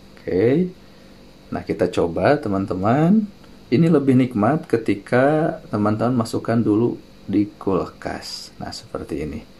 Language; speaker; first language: Indonesian; non-native, local second language; Sundanese